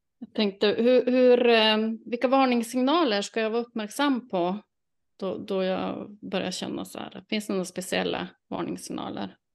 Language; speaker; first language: Swedish; native; Swedish